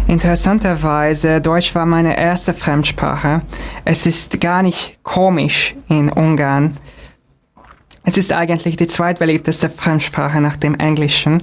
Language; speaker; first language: German; non-native, fluent; Hungarian